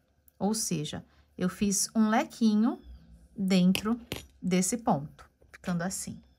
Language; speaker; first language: Portuguese; native; Portuguese